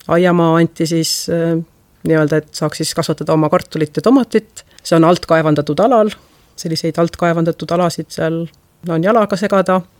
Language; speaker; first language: Estonian; native; Estonian